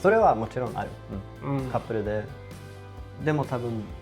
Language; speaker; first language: Japanese; non-native, fluent; Swedish